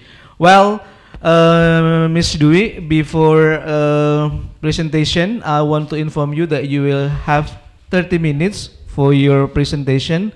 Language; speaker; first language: English; non-native, local second language; Indonesian